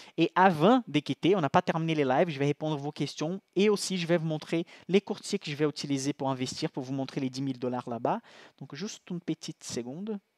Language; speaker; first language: French; non-native, fluent; Portuguese